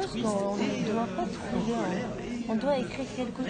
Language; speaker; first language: French; non-native, learner; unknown